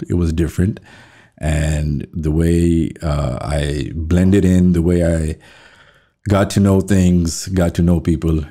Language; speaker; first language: English; native; English